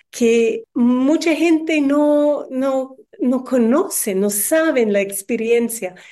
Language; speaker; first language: Spanish; non-native, learner; English